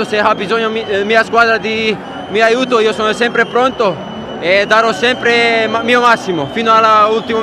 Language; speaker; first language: Italian; non-native, fluent; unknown